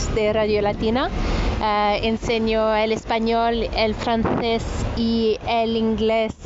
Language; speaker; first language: Spanish; non-native, fluent; French